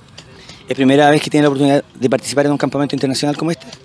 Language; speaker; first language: Spanish; native; Spanish